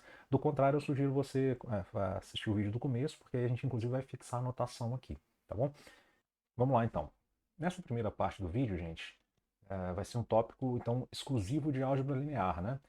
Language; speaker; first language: Portuguese; native; Portuguese